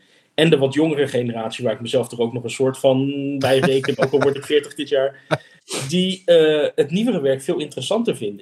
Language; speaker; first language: Dutch; native; Dutch